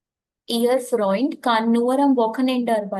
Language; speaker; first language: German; non-native, fluent; Hindi